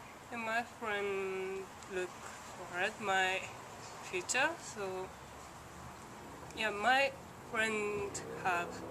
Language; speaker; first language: English; non-native, learner; Japanese